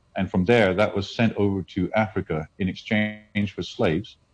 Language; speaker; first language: English; native; English